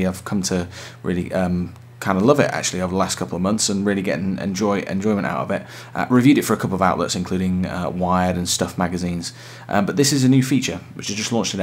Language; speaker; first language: English; native; English